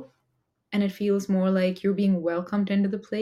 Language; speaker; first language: English; non-native, local second language; Hindi